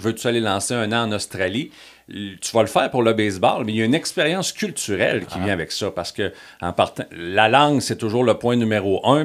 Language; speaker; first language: French; native; French